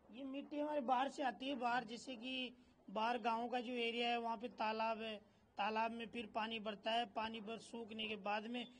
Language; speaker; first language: Hindi; native; Hindi